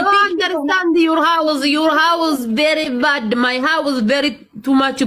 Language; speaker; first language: English; non-native, learner; Amharic